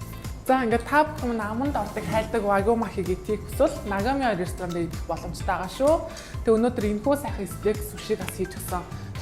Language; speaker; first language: Mongolian; native; Mongolian